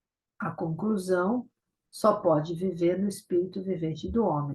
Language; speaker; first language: Portuguese; native; Portuguese